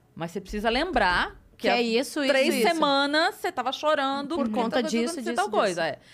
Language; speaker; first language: Portuguese; native; Portuguese